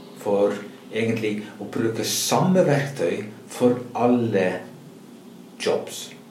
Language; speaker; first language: Norwegian; non-native, fluent; Icelandic